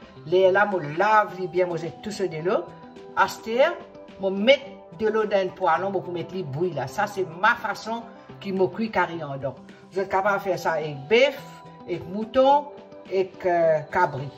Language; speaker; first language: French; non-native, local second language; Morisyen